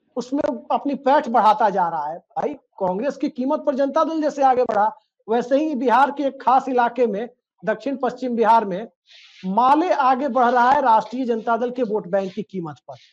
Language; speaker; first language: Hindi; native; Hindi